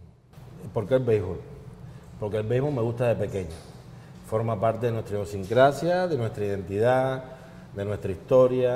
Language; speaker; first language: Spanish; native; Spanish